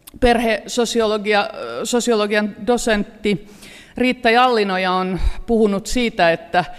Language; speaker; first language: Finnish; native; Finnish